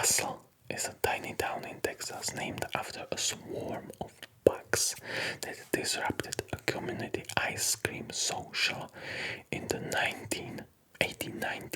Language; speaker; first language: English; non-native, fluent; Polish